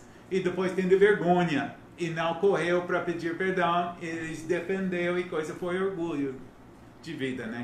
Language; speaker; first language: Portuguese; non-native, learner; English